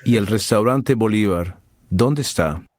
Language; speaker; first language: Spanish; non-native, learner; English